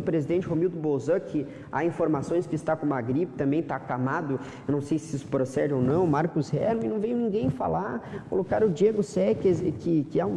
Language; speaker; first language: Portuguese; native; Portuguese